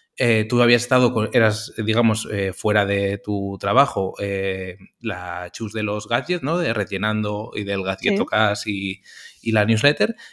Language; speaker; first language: Spanish; native; Spanish